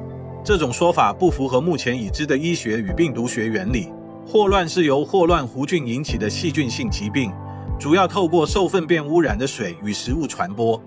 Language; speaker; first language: Chinese; native; Chinese